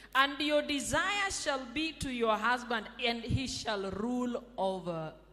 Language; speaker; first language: English; non-native, local second language; Swahili